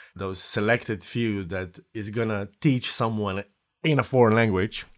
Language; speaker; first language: English; non-native, fluent; Slovenian